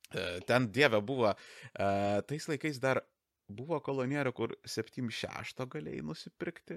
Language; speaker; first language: Lithuanian; native; Lithuanian